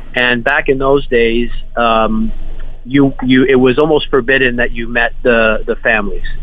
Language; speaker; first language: English; native; English